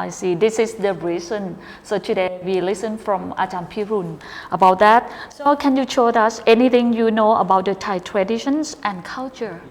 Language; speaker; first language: English; non-native, fluent; Thai